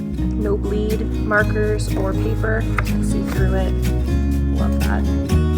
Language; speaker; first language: English; native; English